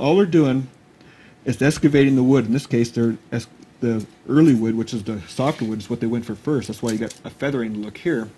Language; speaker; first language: English; native; English